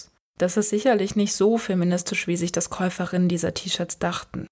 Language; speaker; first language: German; native; German